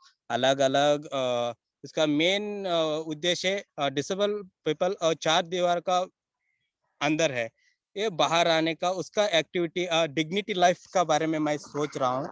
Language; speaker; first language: Hindi; non-native, local second language; Kannada